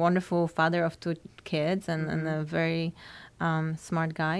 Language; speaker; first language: English; non-native, fluent; Polish